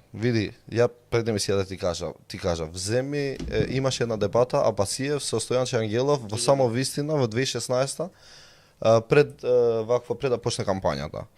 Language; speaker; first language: Macedonian; non-native, local second language; Albanian